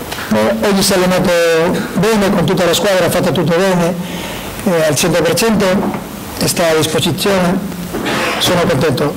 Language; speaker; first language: Italian; non-native, learner; Spanish